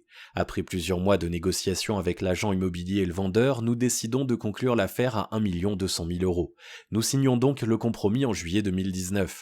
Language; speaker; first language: French; native; French